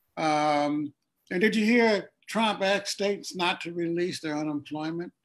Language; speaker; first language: English; native; English